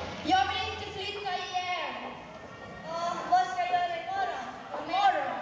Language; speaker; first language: Swedish; early bilingual, other home language; Persian